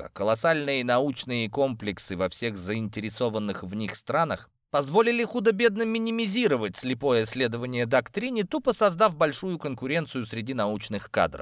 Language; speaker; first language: Russian; native; Russian